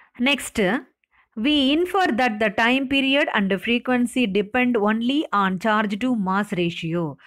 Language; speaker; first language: English; non-native, local second language; Tamil